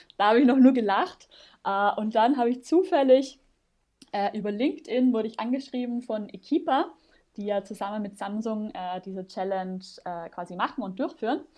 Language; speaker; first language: German; native; German